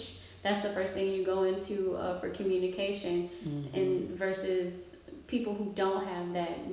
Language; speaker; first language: English; native; English